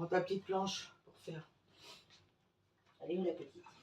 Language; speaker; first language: French; native; French